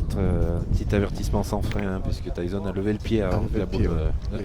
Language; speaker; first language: French; native; French